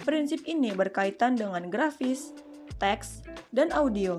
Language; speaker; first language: Indonesian; native; Indonesian